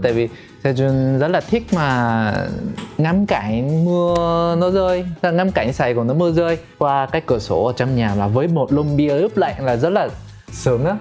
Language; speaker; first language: Vietnamese; non-native, fluent; Korean